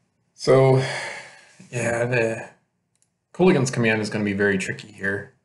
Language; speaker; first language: English; native; English